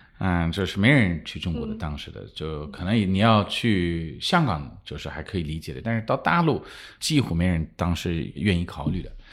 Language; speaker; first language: Chinese; non-native, fluent; English